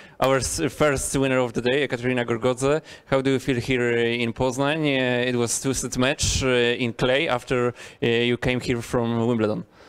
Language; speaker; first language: English; non-native, fluent; Polish